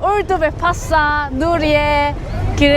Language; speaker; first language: Turkish; non-native, learner; Korean